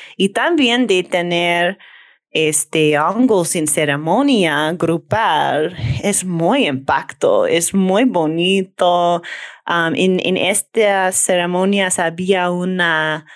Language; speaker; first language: Spanish; non-native, learner; English